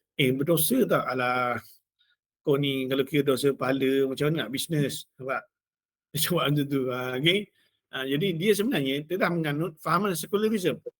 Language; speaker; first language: Malay; native; Malay